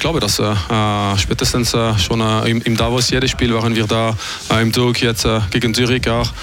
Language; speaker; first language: German; non-native, local second language; French